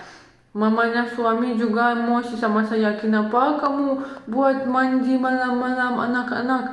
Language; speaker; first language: Indonesian; non-native, learner; Russian